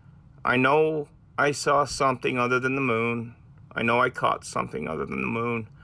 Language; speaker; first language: English; native; English